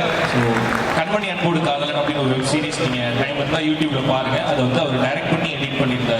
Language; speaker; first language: Tamil; native; Tamil